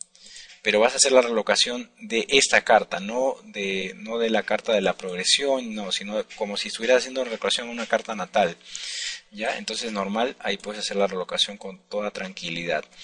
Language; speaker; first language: Spanish; native; Spanish